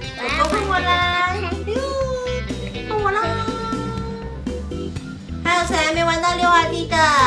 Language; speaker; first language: Chinese; native; Chinese